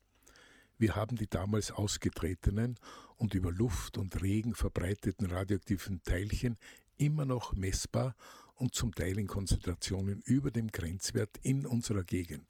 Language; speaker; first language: German; native; German